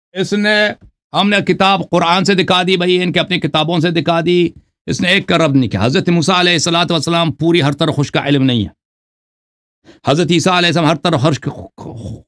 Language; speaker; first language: Urdu; non-native, fluent; Persian